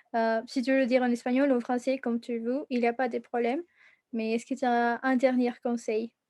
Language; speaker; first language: French; non-native, fluent; Spanish